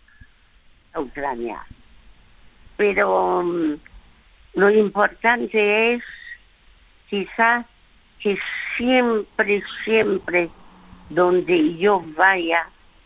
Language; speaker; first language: Spanish; early bilingual, other home language; French